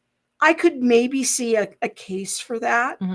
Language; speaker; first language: English; native; English